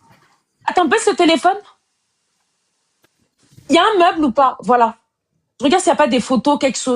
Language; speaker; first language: French; native; French